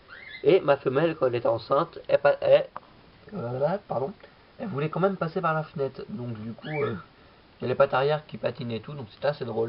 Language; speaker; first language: French; native; French